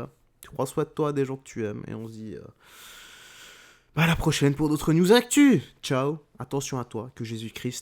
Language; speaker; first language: French; native; French